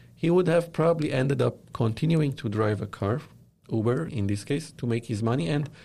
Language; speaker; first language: English; non-native, fluent; Arabic